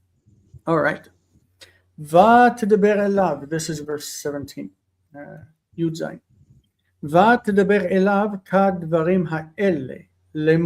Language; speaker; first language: Hebrew; non-native, learner; English